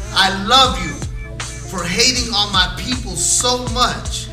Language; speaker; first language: English; native; English